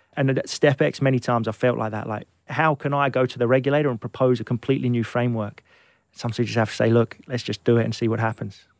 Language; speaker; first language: English; native; English